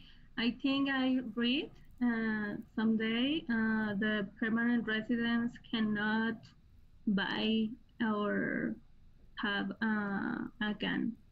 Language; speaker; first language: English; non-native, learner; Spanish